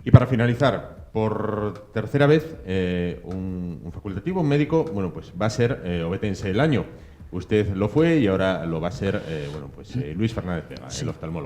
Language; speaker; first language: Spanish; native; Spanish